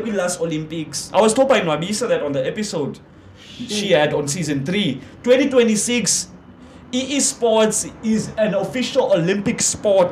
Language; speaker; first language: English; non-native, local second language; Xhosa